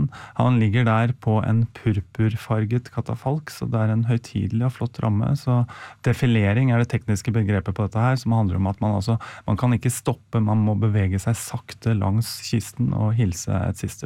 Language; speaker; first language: Norwegian; native; Norwegian